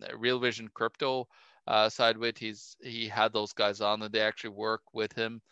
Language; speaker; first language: English; non-native, fluent; Norwegian